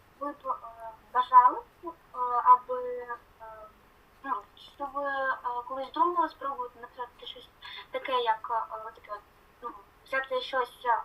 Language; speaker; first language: Ukrainian; native; Ukrainian